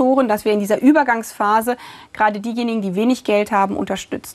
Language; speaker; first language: German; native; German